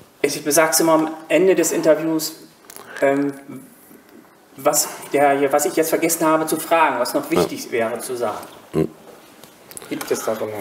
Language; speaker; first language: German; native; German